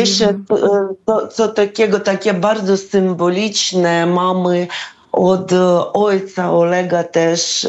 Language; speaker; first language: Polish; non-native, fluent; Ukrainian